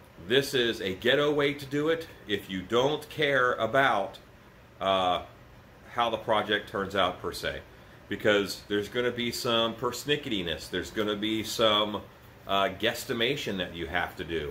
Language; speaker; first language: English; native; English